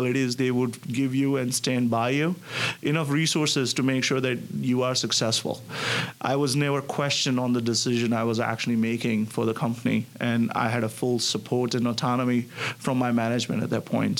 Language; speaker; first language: English; non-native, local second language; Gujarati